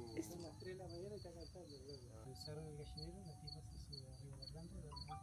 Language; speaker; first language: Spanish; native; Spanish